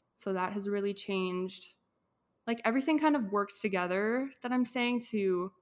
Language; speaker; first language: English; native; English